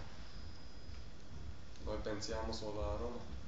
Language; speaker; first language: Italian; non-native, learner; German